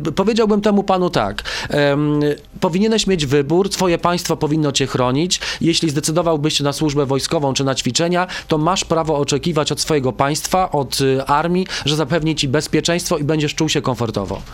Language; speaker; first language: Polish; native; Polish